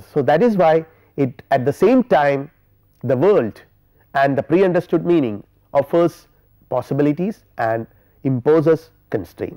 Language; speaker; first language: English; non-native, local second language; Malayalam